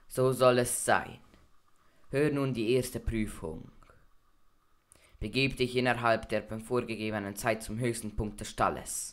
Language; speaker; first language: German; native; German